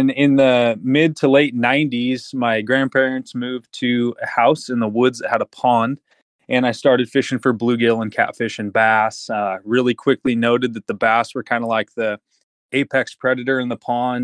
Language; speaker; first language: English; native; English